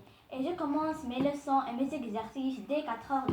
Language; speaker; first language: French; non-native, local second language; Arabic